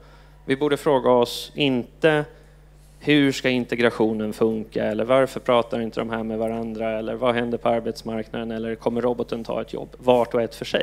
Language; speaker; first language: Swedish; native; Swedish